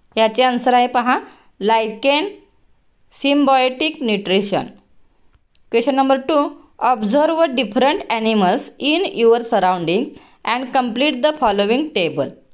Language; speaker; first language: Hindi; non-native, local second language; Marathi